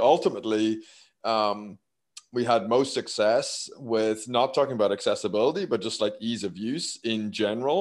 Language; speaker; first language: English; native; English